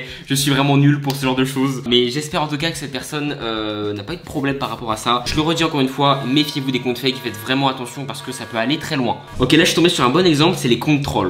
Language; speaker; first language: French; native; French